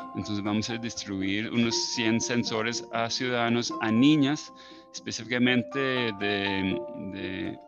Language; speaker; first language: Spanish; non-native, fluent; English